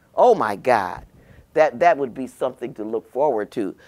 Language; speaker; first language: English; native; English